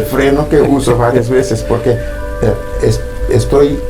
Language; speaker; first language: Spanish; non-native, fluent; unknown